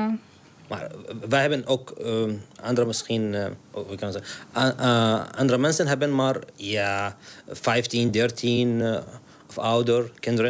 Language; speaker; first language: Dutch; non-native, learner; Arabic